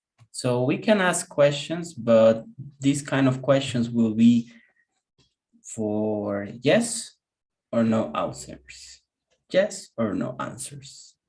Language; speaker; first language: English; non-native, fluent; Spanish